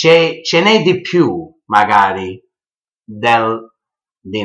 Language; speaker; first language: Italian; early bilingual, heritage; English